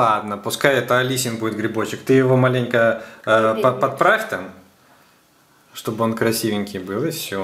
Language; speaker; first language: Russian; native; Russian